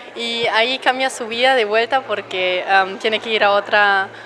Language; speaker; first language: Spanish; non-native, fluent; German